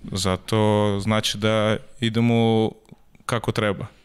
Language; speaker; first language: Serbian; non-native, learner; Russian